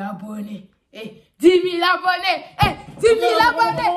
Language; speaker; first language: French; native; French